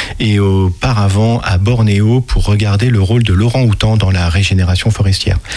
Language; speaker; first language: French; native; French